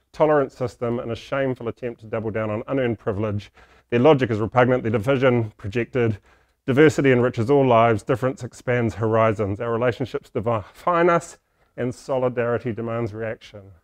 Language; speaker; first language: English; native; English